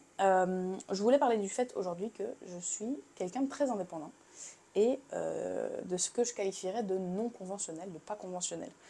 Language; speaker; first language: French; native; French